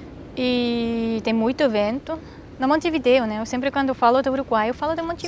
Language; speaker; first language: Portuguese; non-native, fluent; Swiss German